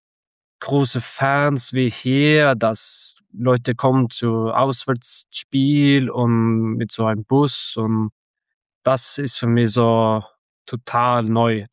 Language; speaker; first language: German; non-native, learner; Norwegian